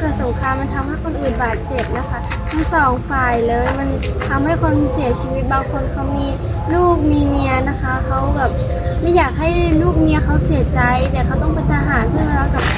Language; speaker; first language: Thai; non-native, fluent; Khmer